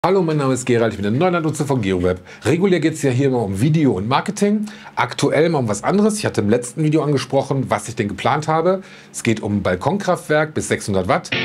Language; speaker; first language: German; native; German